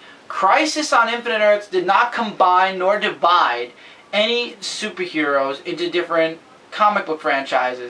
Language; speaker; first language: English; native; English